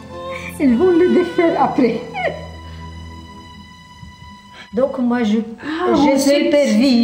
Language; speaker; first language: French; non-native, local second language; Arabic